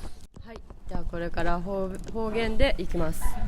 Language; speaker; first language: Japanese; non-native, fluent; Chinese